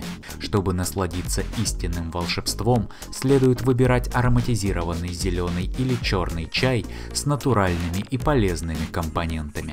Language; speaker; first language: Russian; native; Russian